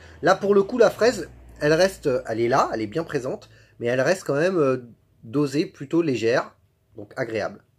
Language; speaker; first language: French; native; French